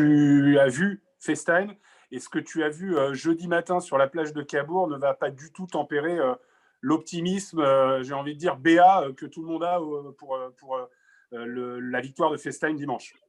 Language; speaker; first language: French; native; French